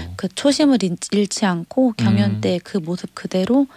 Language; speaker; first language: Korean; native; Korean